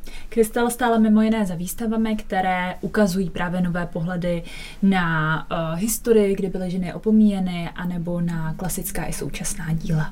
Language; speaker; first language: Czech; native; Czech